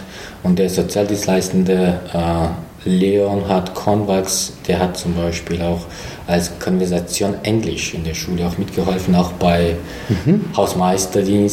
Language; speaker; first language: German; non-native, fluent; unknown